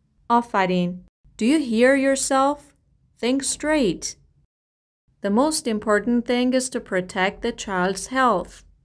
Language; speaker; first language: English; non-native, fluent; Persian